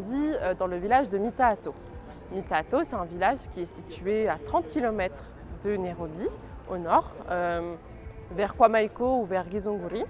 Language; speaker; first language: French; native; French